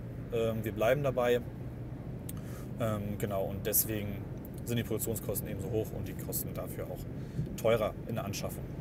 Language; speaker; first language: German; native; German